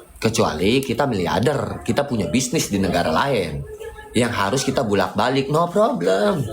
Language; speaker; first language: Indonesian; native; Indonesian